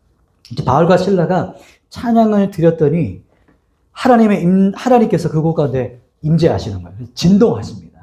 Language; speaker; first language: Korean; native; Korean